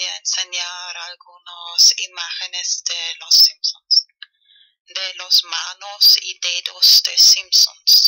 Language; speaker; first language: Spanish; non-native, fluent; German